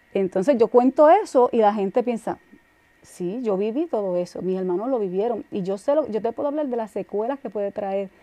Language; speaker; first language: Spanish; native; Spanish